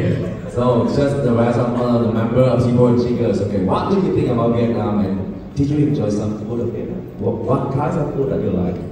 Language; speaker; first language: English; non-native, local second language; Vietnamese